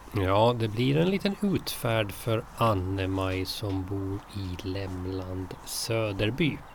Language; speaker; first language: Swedish; native; Swedish